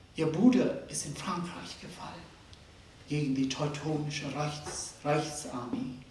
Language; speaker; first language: German; non-native, fluent; Nepali